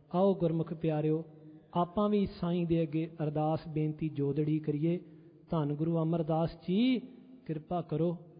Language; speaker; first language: Punjabi; early bilingual, heritage; Punjabi